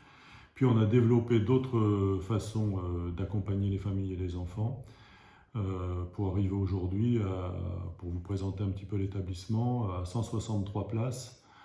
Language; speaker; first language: French; native; French